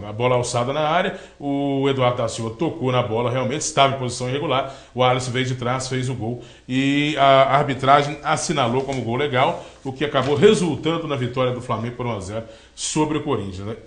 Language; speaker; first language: Portuguese; native; Portuguese